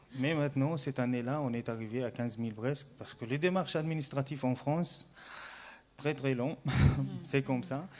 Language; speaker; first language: French; non-native, fluent; Arabic